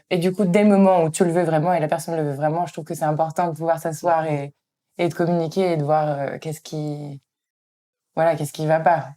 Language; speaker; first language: French; native; French